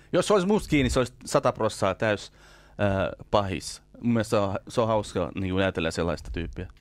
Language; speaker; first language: Finnish; early bilingual, other home language; Kurdish